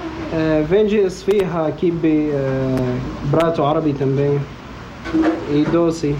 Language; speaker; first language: Portuguese; non-native, learner; Arabic